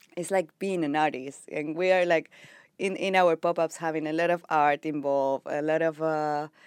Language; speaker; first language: English; non-native, fluent; Spanish